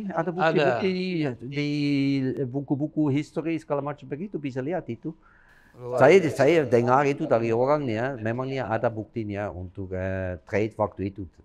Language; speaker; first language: Indonesian; non-native, fluent; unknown